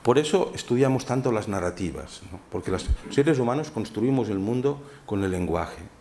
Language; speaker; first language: Spanish; non-native, local second language; Catalan